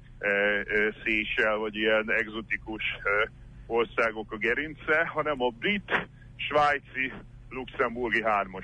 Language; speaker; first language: Hungarian; native; Hungarian